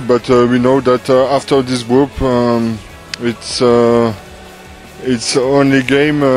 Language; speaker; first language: English; non-native, learner; French